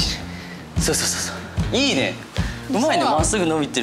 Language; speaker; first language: Japanese; native; Japanese